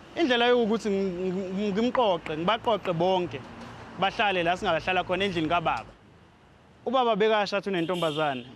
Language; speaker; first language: Zulu; native; Zulu